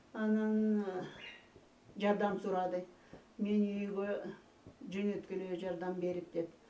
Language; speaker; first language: Kyrgyz; non-native, fluent; Russian